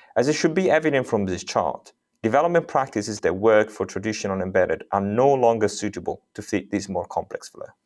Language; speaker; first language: English; non-native, fluent; Italian